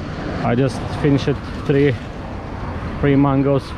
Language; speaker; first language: English; non-native, fluent; Russian